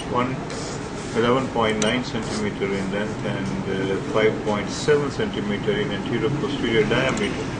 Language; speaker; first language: English; non-native, local second language; Punjabi